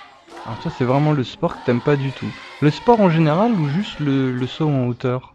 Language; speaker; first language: French; native; French